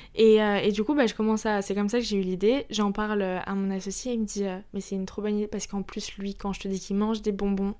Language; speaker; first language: French; early bilingual, other home language; Arabic